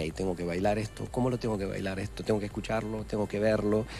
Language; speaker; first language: Spanish; native; Spanish